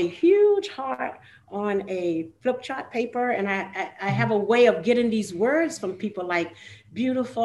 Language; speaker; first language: English; native; English